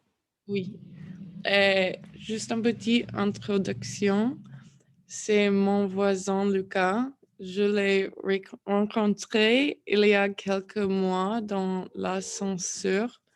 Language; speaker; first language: French; non-native, learner; English